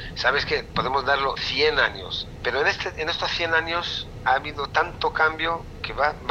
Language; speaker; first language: Spanish; non-native, fluent; Hebrew